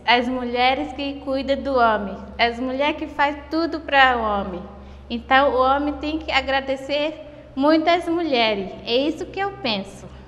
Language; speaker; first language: Portuguese; non-native, local second language; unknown